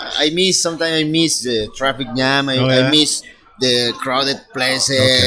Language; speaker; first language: English; non-native, fluent; Spanish